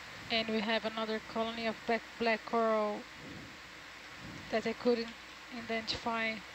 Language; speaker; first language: English; non-native, fluent; Portuguese